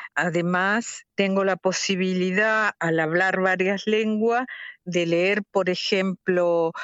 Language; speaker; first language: Spanish; native; Spanish